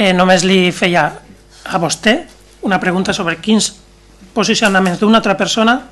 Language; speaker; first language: Catalan; non-native, local second language; Spanish